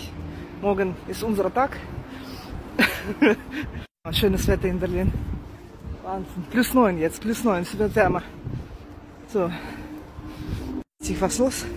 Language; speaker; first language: German; non-native, fluent; Russian